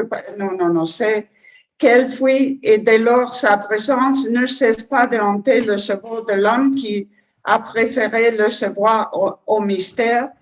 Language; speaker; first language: French; non-native, learner; Spanish